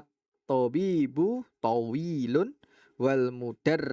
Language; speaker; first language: Arabic; non-native, fluent; Indonesian